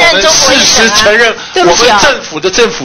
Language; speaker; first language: Chinese; native; Chinese